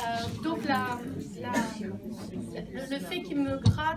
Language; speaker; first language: French; native; French